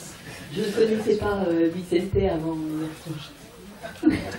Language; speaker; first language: French; native; French